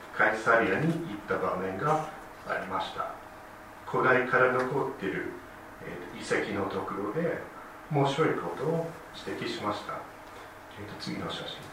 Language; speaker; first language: Japanese; non-native, fluent; English